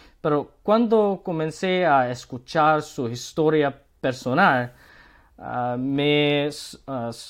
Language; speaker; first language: Spanish; non-native, learner; Korean